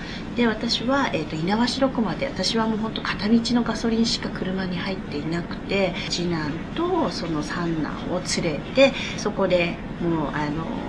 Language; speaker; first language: Japanese; native; Japanese